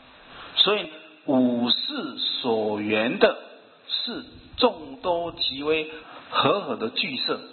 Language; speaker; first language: Chinese; native; Chinese